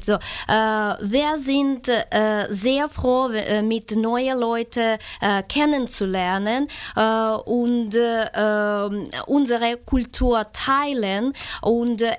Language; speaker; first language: German; non-native, learner; Ukrainian